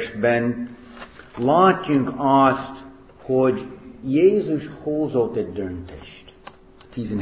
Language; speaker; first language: Hungarian; non-native, fluent; English